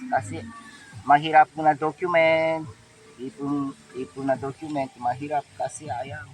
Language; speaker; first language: Filipino; non-native, learner; Japanese